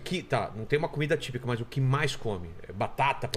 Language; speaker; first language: Portuguese; native; Portuguese